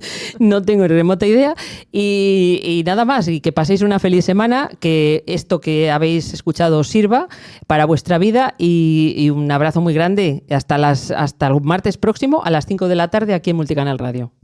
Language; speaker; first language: Spanish; native; Spanish